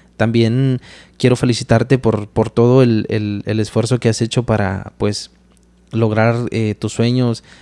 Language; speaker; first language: Spanish; native; Spanish